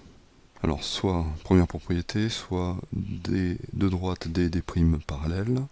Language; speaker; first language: French; native; French